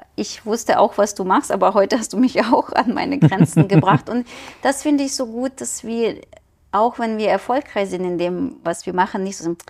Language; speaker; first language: German; non-native, fluent; Ukrainian